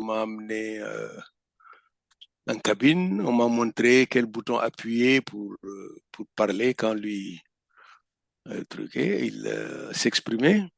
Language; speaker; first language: French; non-native, local second language; Fula